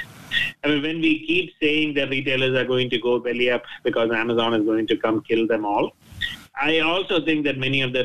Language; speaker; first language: English; non-native, local second language; Malayalam